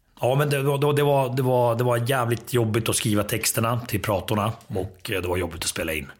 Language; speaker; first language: Swedish; early bilingual, other home language; Finnish